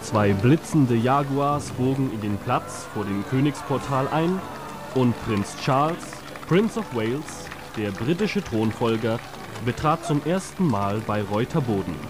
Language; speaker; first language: German; native; German